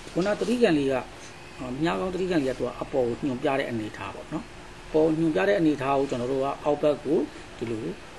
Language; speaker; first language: Burmese; native; Burmese